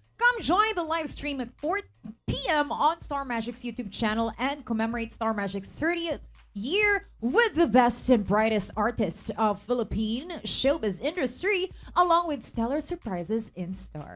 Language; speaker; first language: English; non-native, local second language; Filipino